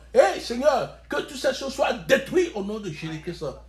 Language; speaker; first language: French; non-native, local second language; Yoruba